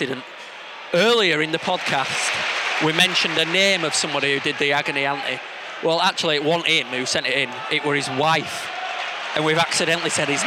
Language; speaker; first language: English; native; English